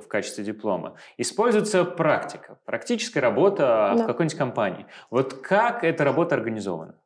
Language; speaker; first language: Russian; native; Russian